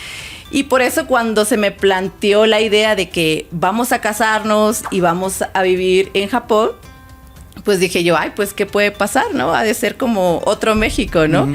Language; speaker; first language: Spanish; native; Spanish